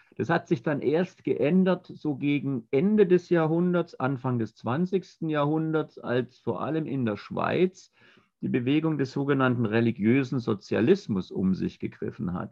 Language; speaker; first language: German; native; German